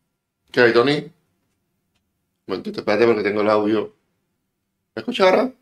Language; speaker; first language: Spanish; native; Spanish